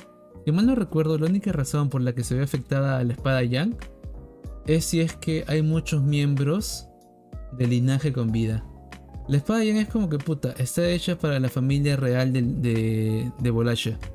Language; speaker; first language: Spanish; native; Spanish